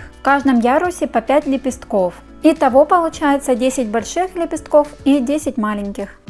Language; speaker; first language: Russian; native; Russian